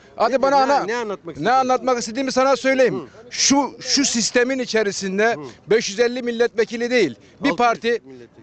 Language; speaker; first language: Turkish; native; Turkish